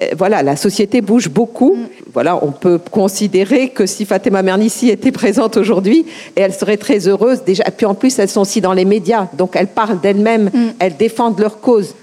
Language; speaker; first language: French; non-native, local second language; Arabic